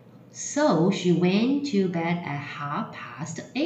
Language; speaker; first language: English; non-native, fluent; Chinese